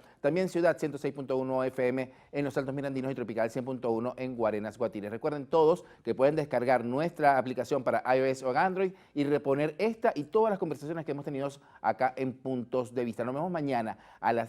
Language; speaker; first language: Spanish; native; Spanish